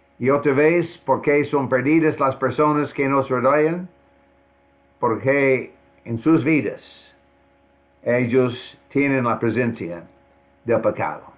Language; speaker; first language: Spanish; non-native, fluent; English